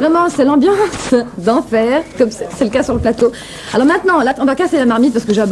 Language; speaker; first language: French; native; French